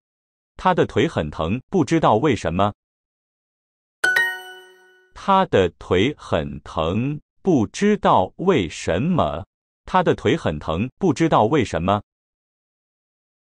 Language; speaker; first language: Chinese; non-native, learner; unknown